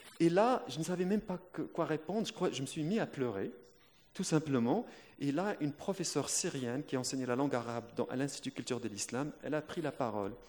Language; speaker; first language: French; non-native, local second language; Arabic